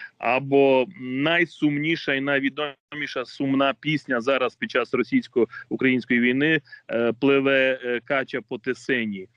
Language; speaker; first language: Ukrainian; native; Ukrainian